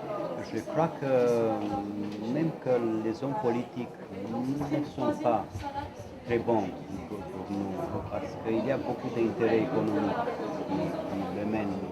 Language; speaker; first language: French; non-native, fluent; Romanian